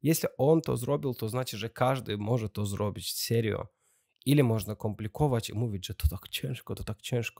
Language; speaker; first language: Polish; non-native, learner; Russian